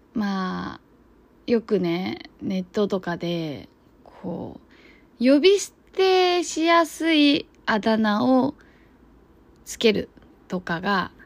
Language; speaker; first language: Japanese; non-native, fluent; Chinese